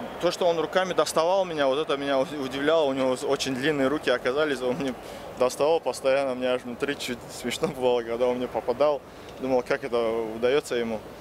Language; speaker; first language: Russian; non-native, local second language; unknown